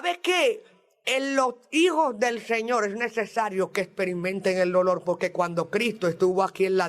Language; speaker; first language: Spanish; native; Spanish